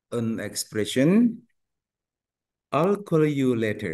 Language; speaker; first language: English; non-native, learner; Indonesian